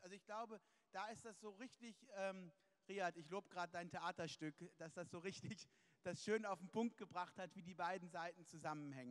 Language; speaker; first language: German; native; German